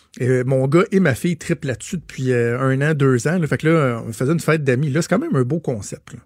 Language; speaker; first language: French; native; French